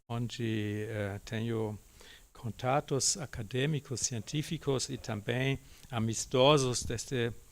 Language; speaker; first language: Portuguese; non-native, fluent; German